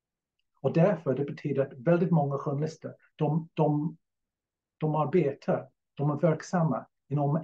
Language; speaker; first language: Swedish; non-native, fluent; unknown